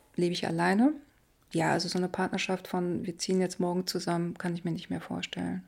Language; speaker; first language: German; native; German